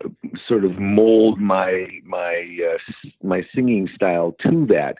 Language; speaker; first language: English; native; English